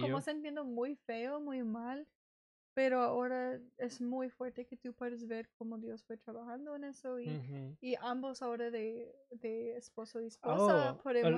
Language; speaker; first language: Spanish; non-native, learner; English